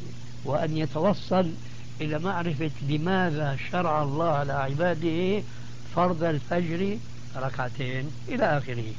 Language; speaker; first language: Arabic; early bilingual, other home language; Albanian